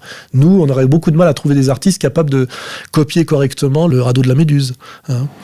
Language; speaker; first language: French; native; French